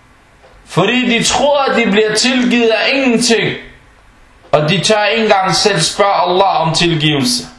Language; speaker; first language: Danish; non-native, fluent; Arabic